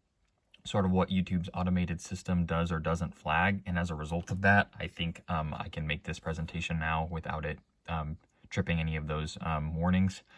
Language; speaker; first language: English; native; English